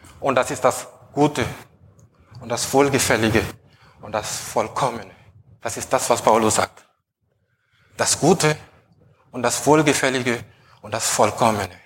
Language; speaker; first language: German; non-native, fluent; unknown